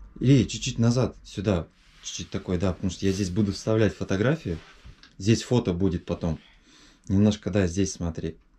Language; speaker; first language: Russian; native; Russian